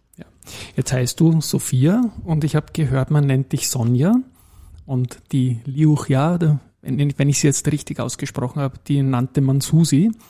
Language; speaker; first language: German; native; German